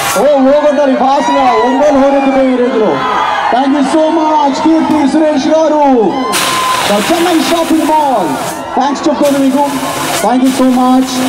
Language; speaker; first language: Telugu; native; Telugu